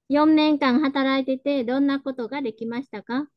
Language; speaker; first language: Japanese; non-native, fluent; Vietnamese